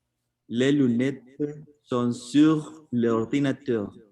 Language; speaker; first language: French; non-native, learner; Spanish